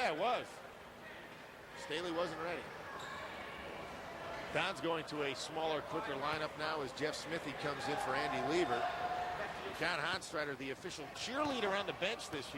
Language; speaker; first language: English; native; English